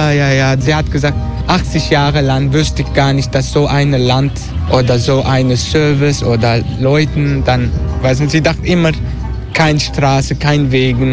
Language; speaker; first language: German; non-native, learner; Turkish